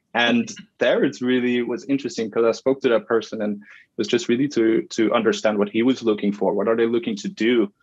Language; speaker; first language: English; non-native, fluent; Dutch